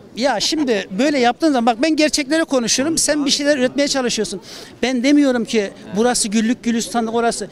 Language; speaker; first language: Turkish; native; Turkish